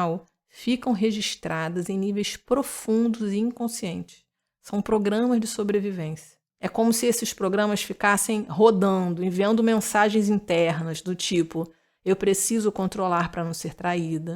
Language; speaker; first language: Portuguese; native; Portuguese